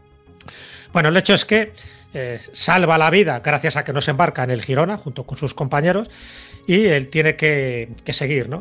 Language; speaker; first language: Spanish; native; Spanish